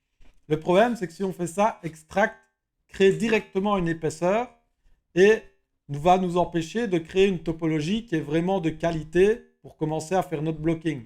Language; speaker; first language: French; native; French